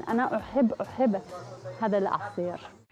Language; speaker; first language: Arabic; non-native, fluent; English